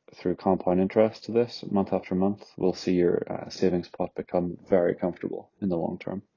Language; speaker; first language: English; native; English